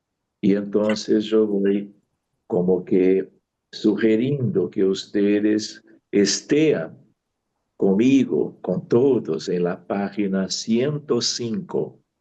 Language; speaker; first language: Spanish; non-native, fluent; Portuguese